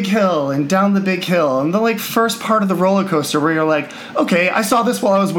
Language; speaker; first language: English; native; English